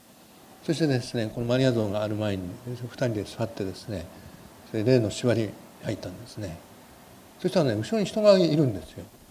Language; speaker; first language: Japanese; native; Japanese